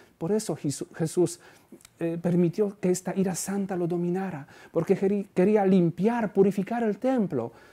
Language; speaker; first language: Spanish; non-native, fluent; Polish